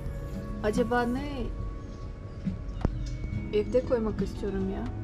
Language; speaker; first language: Turkish; non-native, learner; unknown